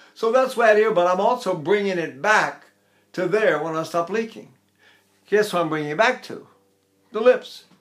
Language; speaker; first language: English; native; English